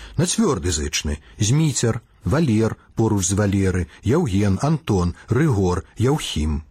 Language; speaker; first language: Belarusian; native; Belarusian